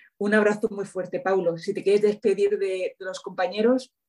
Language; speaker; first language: Spanish; native; Spanish